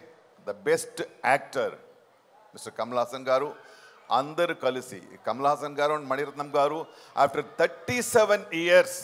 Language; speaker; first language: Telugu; non-native, fluent; Tamil